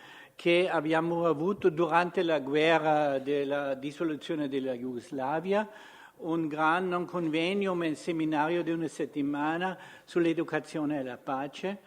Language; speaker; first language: Italian; non-native, fluent; German